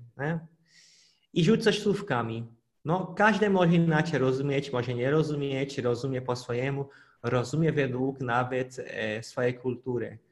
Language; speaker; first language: Polish; non-native, fluent; Portuguese